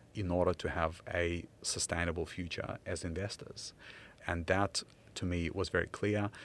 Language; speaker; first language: English; non-native, fluent; Ukrainian